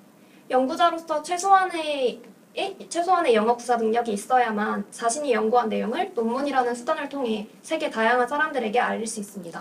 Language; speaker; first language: Korean; native; Korean